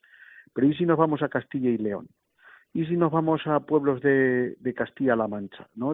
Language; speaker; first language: Spanish; native; Spanish